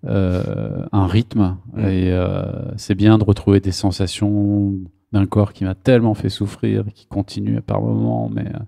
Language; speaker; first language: French; native; French